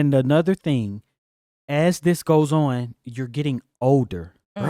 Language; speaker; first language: English; native; English